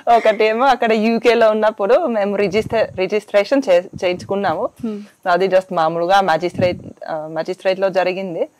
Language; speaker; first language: Telugu; non-native, fluent; Finnish